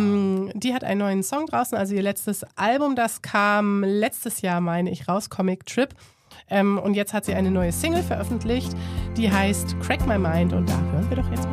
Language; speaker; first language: German; native; German